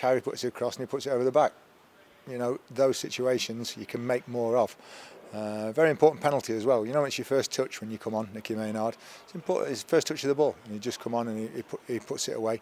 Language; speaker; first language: English; native; English